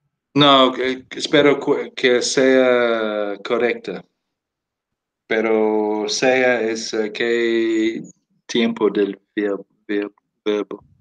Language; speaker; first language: Spanish; non-native, fluent; English